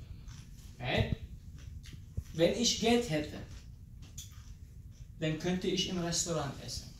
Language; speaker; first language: German; non-native, fluent; Filipino